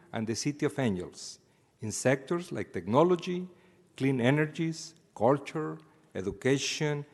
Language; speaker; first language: English; non-native, fluent; Spanish